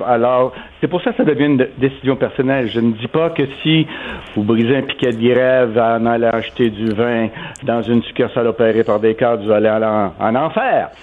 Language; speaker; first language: French; native; French